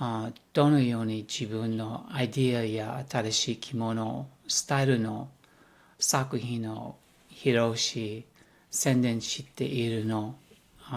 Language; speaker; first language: Japanese; non-native, learner; English